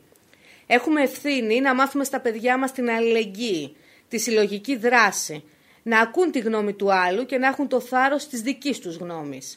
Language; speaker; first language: Greek; native; Greek